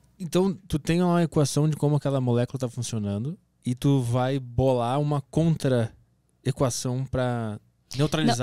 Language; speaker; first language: Portuguese; native; Portuguese